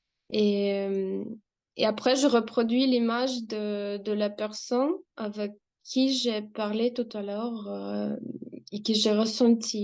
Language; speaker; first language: French; non-native, fluent; Russian